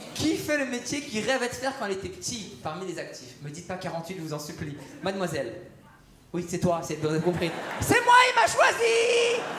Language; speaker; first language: French; early bilingual, other home language; Persian